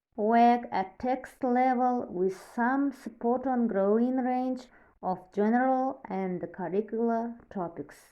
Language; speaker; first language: English; non-native, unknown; Kazakh